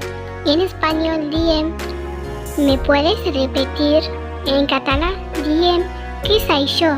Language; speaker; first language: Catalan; non-native, learner; Arabic